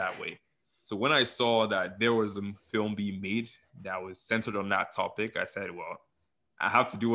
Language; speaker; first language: English; non-native, local second language; Yoruba